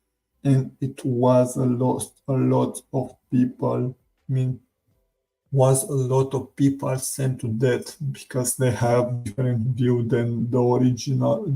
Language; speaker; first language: English; non-native, learner; Romanian